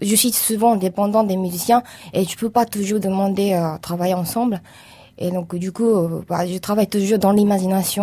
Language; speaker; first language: French; non-native, fluent; Japanese